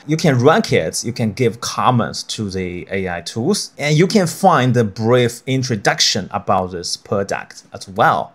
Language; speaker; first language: English; non-native, fluent; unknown